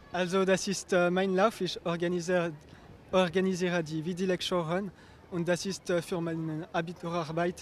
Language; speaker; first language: German; non-native, local second language; French